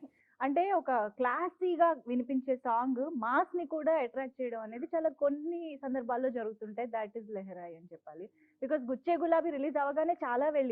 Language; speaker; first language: Telugu; native; Telugu